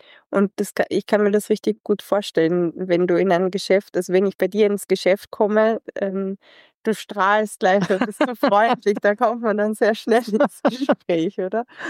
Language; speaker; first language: German; native; German